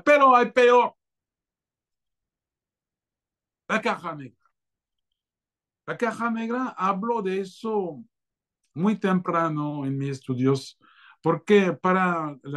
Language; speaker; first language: Spanish; non-native, fluent; French